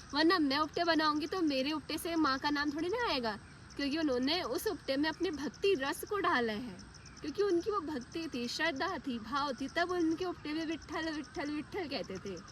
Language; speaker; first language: Hindi; native; Hindi